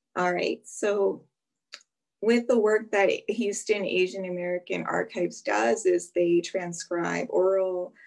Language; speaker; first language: English; native; English